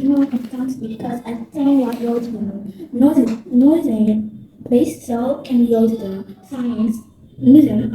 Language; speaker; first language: English; non-native, learner; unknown